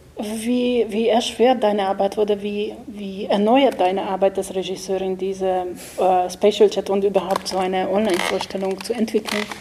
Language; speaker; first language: German; non-native, fluent; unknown